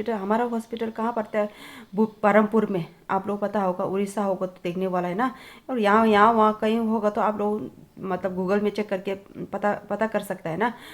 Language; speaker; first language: Hindi; non-native, local second language; Tibetan